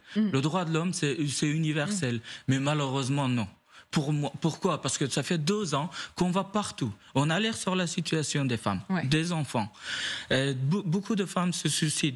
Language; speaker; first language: French; non-native, fluent; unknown